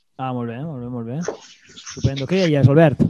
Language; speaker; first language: Catalan; native; Catalan